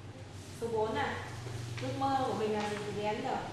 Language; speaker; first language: Vietnamese; native; Vietnamese